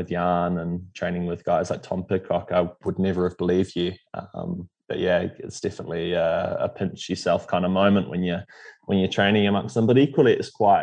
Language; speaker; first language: English; native; English